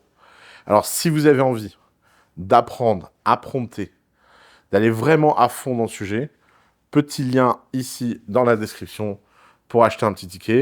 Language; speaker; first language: French; native; French